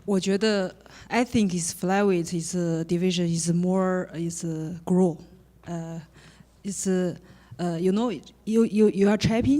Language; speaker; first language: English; non-native, learner; Chinese